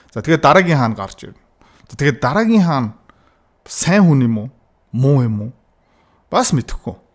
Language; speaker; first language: Mongolian; native; Mongolian